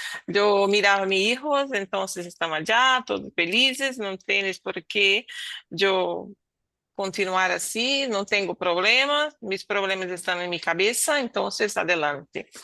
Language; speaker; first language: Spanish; non-native, learner; Portuguese